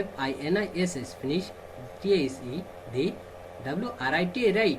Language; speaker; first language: English; non-native, fluent; Bangla